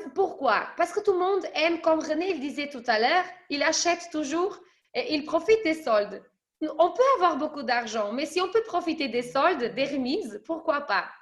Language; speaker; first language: French; early bilingual, other home language; Portuguese